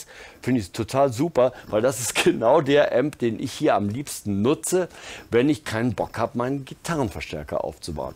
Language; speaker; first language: German; native; German